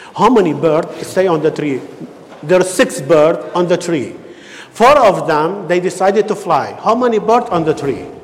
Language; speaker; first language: English; non-native, learner; Arabic